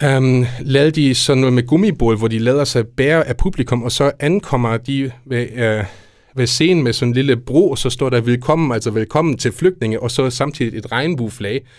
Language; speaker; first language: Danish; non-native, fluent; German